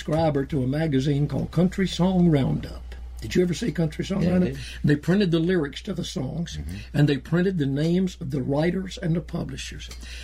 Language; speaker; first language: English; native; English